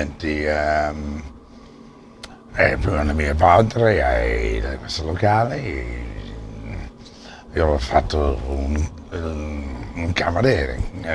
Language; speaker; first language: Italian; non-native, learner; English